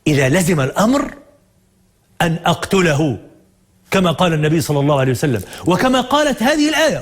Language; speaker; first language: Arabic; native; Arabic